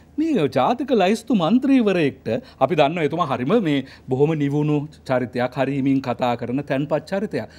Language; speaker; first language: Sinhala; native; Sinhala